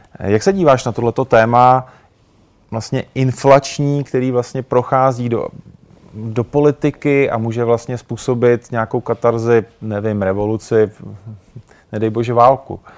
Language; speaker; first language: Czech; native; Czech